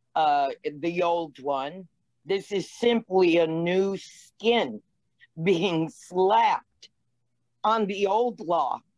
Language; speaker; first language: English; early bilingual, other home language; Spanish